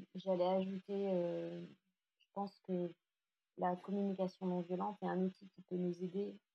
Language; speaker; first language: French; native; French